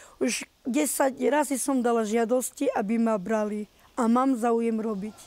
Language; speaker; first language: Slovak; non-native, local second language; Romany